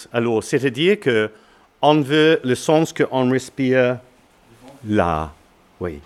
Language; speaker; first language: French; non-native, learner; English